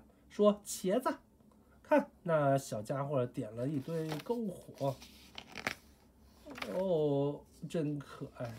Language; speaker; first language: Chinese; native; Chinese